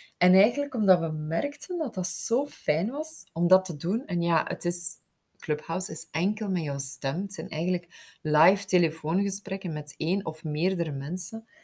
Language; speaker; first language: Dutch; native; Dutch